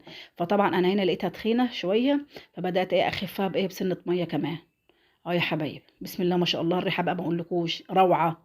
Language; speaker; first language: Arabic; native; Arabic